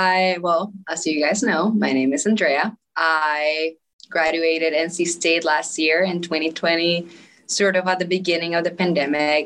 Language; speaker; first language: English; non-native, fluent; Spanish